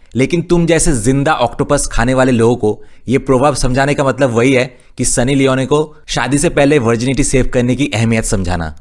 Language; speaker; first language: Hindi; non-native, local second language; Bangla